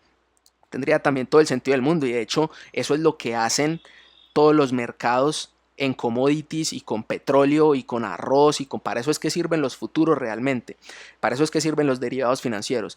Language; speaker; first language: Spanish; native; Spanish